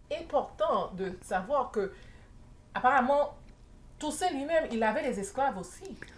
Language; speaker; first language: French; non-native, local second language; Haitian Creole